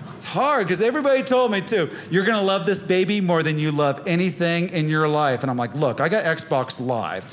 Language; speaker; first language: English; native; English